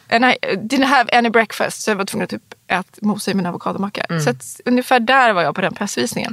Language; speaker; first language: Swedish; native; Swedish